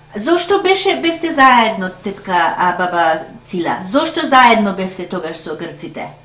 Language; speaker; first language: Macedonian; early bilingual, heritage; Macedonian